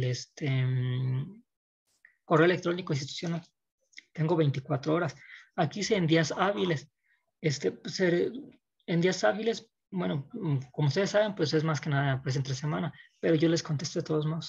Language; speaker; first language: Spanish; native; Spanish